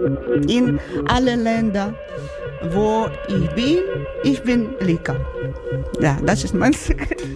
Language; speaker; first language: German; non-native, learner; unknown